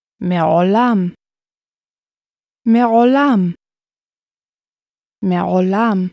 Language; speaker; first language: Hebrew; non-native, fluent; English